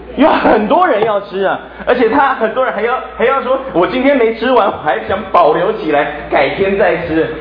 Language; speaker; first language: Chinese; native; Chinese